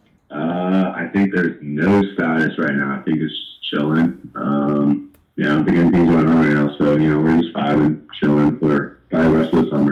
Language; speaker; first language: English; native; English